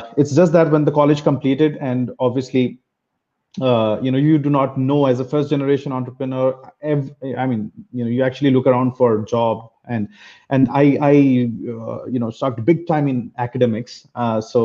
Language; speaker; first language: English; non-native, local second language; Bangla